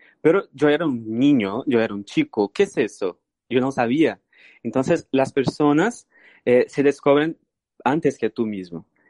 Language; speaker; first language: Spanish; non-native, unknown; Portuguese